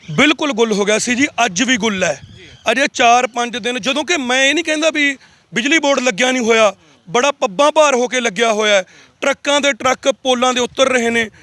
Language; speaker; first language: Punjabi; native; Punjabi